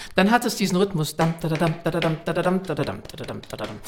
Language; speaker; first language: German; native; German